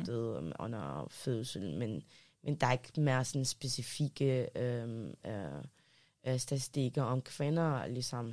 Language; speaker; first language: Danish; early bilingual, other home language; Arabic